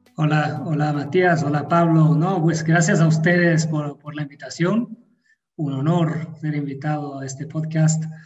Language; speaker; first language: Spanish; non-native, fluent; Italian